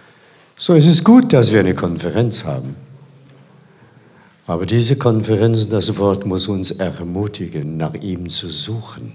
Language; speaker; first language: German; non-native, fluent; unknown